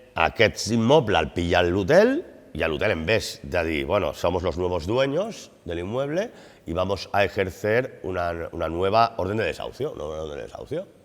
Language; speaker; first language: Spanish; native; Spanish